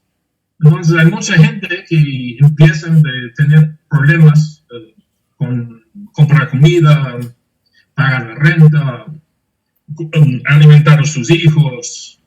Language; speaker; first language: Spanish; non-native, fluent; English